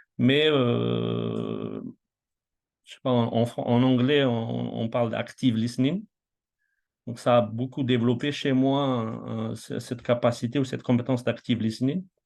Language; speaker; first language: French; non-native, local second language; Malagasy